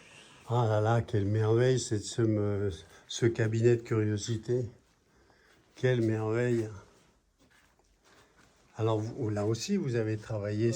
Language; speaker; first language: French; native; French